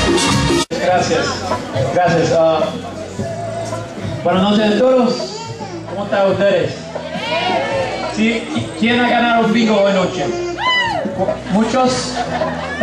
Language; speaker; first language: Spanish; non-native, learner; English